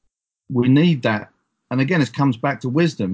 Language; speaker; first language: English; native; English